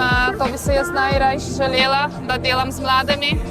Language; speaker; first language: Slovenian; non-native, fluent; Polish